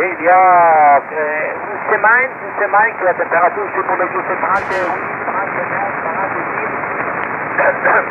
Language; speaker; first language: French; non-native, learner; Spanish